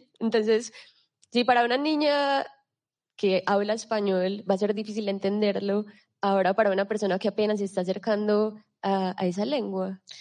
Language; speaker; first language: Spanish; native; Spanish